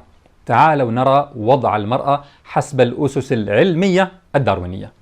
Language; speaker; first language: Arabic; native; Arabic